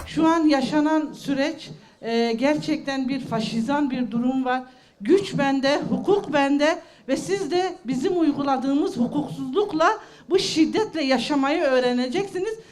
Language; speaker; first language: Turkish; non-native, local second language; Kurdish